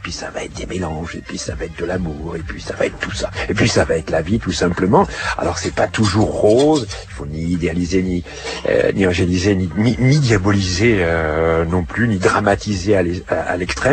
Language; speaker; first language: French; native; French